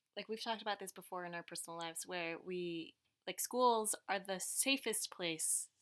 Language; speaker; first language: English; early bilingual, other home language; Cantonese